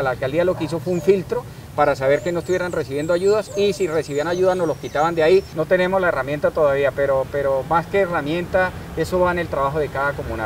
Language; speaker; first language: Spanish; native; Spanish